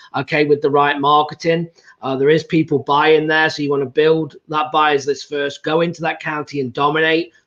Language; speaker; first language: English; native; English